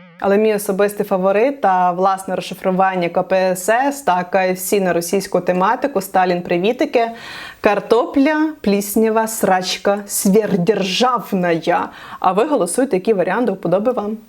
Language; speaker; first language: Ukrainian; native; Ukrainian